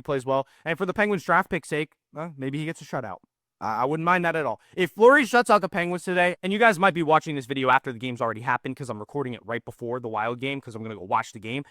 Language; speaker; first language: English; native; English